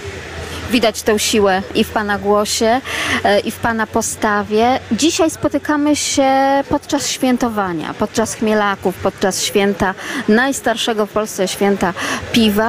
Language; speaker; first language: Polish; native; Polish